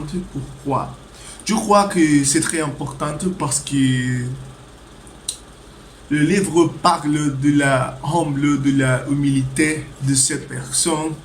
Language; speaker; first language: French; non-native, learner; Spanish